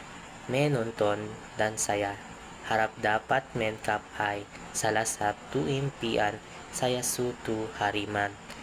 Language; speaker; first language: Indonesian; non-native, learner; Filipino